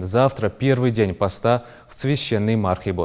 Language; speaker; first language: Russian; native; Russian